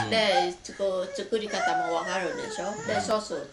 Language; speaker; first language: Japanese; non-native, local second language; Vietnamese